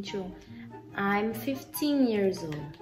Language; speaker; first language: English; non-native, learner; Portuguese